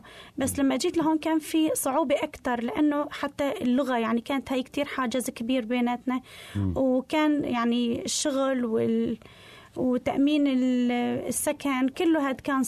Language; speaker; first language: Arabic; native; Arabic